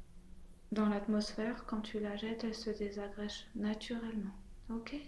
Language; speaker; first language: French; native; French